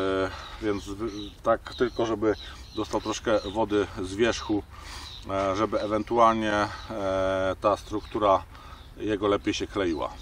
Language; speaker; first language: Polish; native; Polish